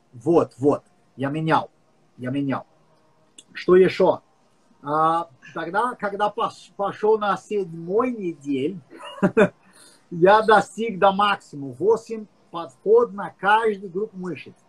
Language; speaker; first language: Russian; non-native, learner; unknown